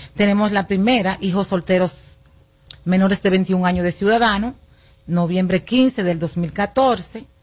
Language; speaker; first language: Spanish; native; Spanish